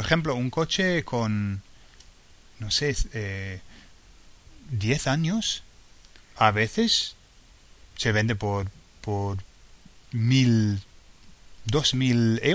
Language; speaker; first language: Spanish; non-native, fluent; English